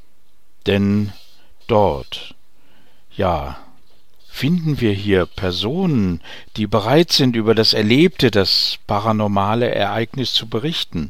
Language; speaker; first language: German; native; German